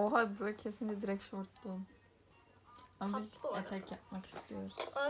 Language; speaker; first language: Turkish; native; Turkish